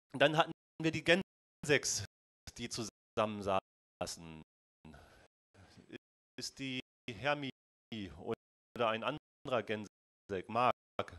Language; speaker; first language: German; native; German